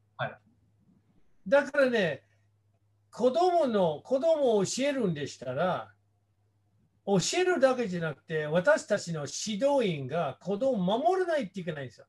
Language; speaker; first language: Japanese; non-native, fluent; English